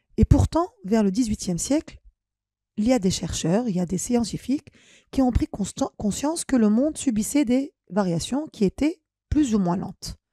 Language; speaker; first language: French; non-native, local second language; Arabic